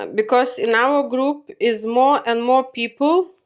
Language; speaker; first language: English; non-native, learner; Lithuanian